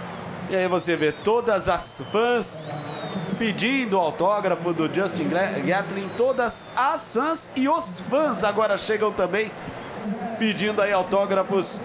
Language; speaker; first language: Portuguese; native; Portuguese